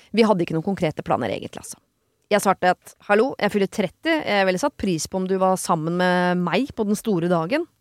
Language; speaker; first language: Norwegian; native; Norwegian